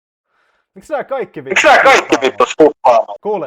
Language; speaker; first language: Finnish; native; Finnish